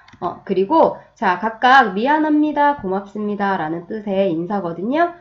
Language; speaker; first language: Korean; native; Korean